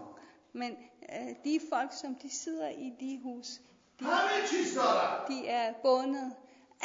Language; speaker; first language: Danish; non-native, learner; Persian